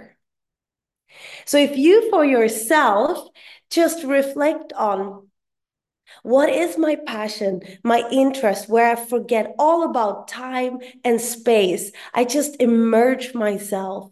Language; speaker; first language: English; non-native, fluent; Swedish